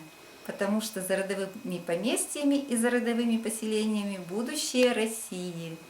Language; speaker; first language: Russian; native; Russian